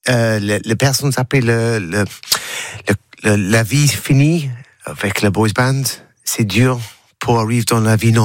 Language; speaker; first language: French; non-native, learner; English